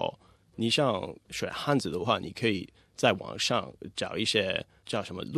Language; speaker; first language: Chinese; non-native, fluent; English